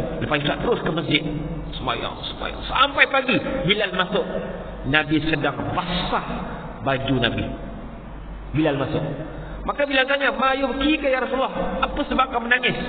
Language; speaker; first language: Malay; native; Malay